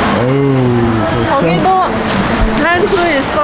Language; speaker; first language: Korean; non-native, learner; Thai